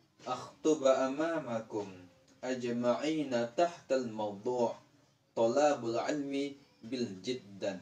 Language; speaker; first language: Arabic; non-native, learner; Indonesian